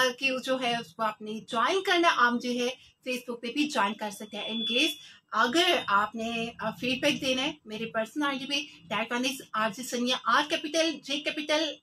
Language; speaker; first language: Urdu; non-native, local second language; Punjabi